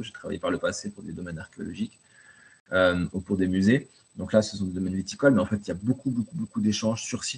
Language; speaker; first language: French; native; French